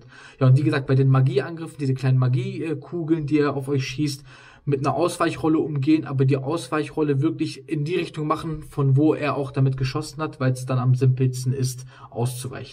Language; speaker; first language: German; native; German